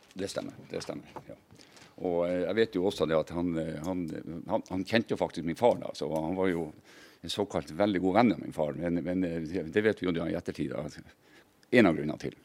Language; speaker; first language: Norwegian; native; Norwegian